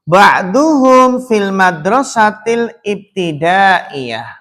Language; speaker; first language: Arabic; non-native, fluent; Javanese